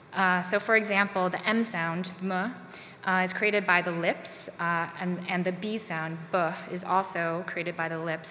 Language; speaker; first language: English; native; English